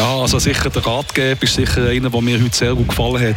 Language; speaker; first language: German; native; German